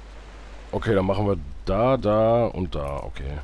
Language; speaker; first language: German; native; German